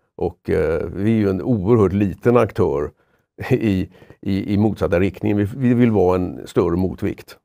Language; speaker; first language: Swedish; native; Swedish